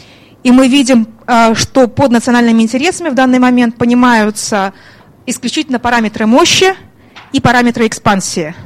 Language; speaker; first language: Russian; native; Russian